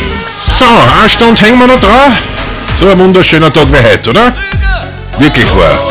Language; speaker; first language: German; native; German